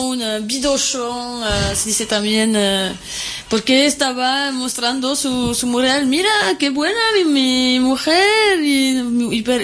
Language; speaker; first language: Spanish; non-native, fluent; French